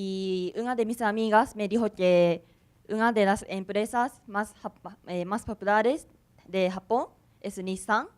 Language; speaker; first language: Spanish; non-native, learner; Japanese